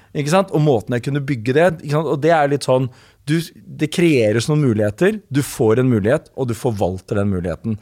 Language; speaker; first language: Norwegian; native; Norwegian